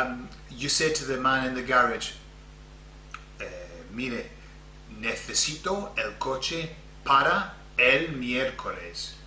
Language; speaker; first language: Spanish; non-native, fluent; English